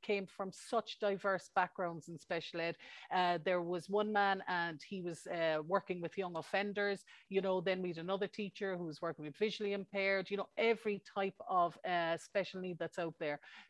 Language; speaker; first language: English; native; English